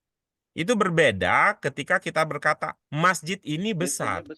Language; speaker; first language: Indonesian; native; Indonesian